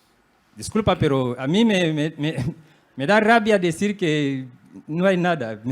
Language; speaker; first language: Spanish; non-native, fluent; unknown